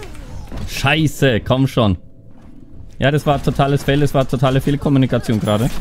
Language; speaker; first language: German; native; German